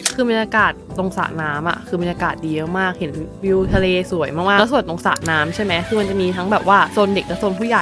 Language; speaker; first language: Thai; native; Thai